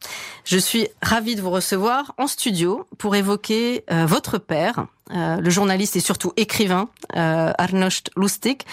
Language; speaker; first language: French; native; French